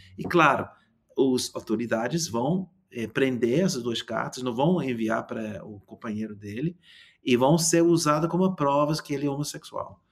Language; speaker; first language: Portuguese; non-native, fluent; English